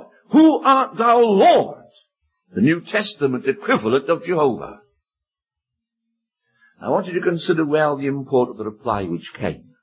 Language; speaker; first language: English; native; English